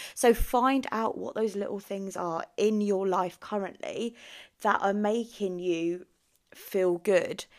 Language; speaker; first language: English; native; English